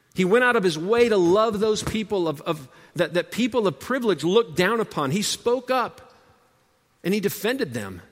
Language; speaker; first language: English; native; English